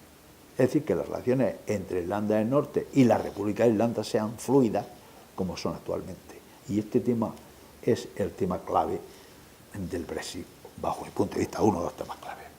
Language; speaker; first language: Spanish; native; Spanish